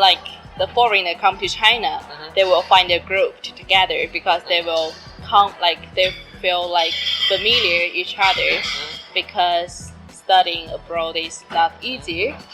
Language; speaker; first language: English; non-native, learner; Chinese